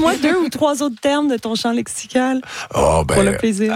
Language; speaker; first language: French; native; French